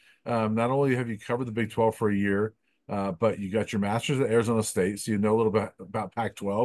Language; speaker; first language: English; native; English